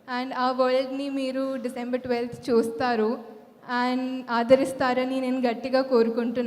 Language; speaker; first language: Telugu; non-native, fluent; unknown